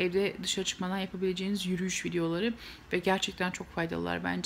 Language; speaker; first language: Turkish; native; Turkish